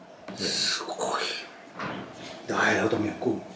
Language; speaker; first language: Thai; non-native, fluent; Japanese